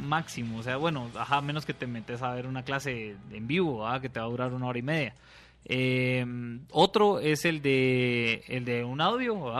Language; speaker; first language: Spanish; native; Spanish